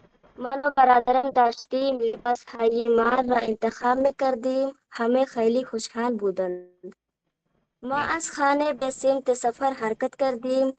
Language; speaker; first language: Persian; non-native, learner; Urdu